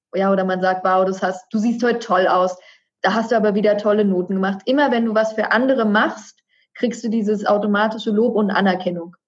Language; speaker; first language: German; native; German